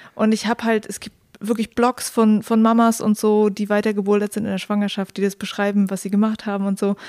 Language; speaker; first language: German; native; German